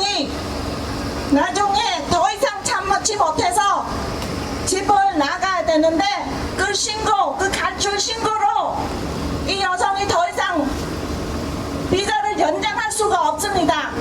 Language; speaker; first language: Korean; non-native, fluent; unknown